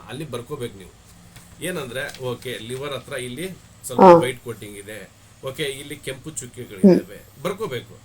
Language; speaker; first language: Kannada; native; Kannada